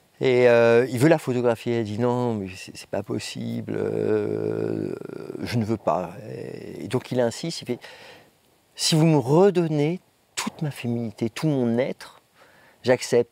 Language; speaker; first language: French; native; French